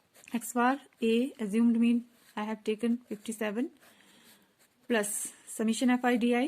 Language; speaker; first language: English; non-native, local second language; Hindi